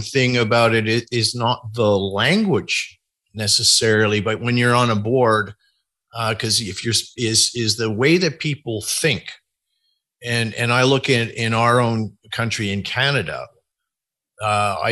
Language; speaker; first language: English; native; English